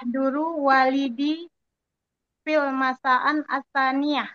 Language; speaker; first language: Arabic; non-native, learner; Indonesian